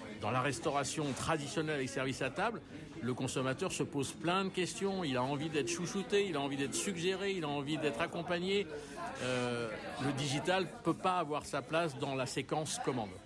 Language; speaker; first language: French; native; French